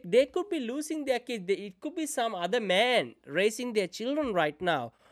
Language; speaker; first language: English; non-native, local second language; Sinhala